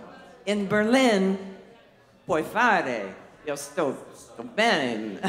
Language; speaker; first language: Italian; non-native, learner; English